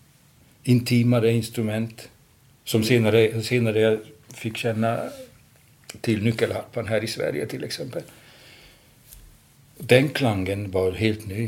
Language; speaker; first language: Swedish; non-native, fluent; Hungarian